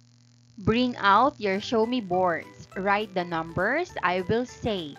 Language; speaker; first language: English; non-native, local second language; Filipino